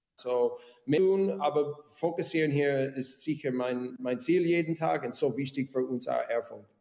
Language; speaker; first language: German; non-native, learner; English